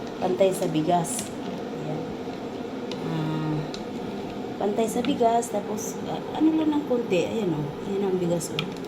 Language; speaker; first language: Filipino; non-native, local second language; Cebuano